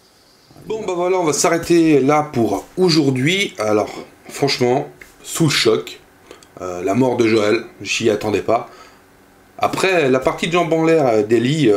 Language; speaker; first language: French; native; French